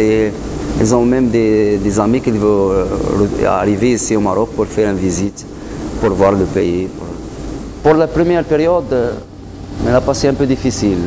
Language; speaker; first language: French; non-native, learner; Arabic